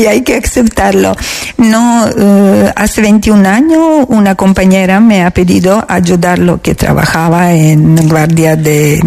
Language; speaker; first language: Spanish; non-native, fluent; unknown